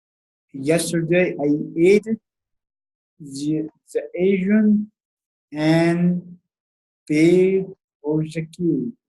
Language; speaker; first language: English; non-native, learner; Arabic